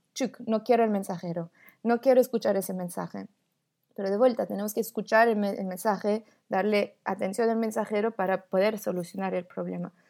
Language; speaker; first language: Spanish; non-native, fluent; Portuguese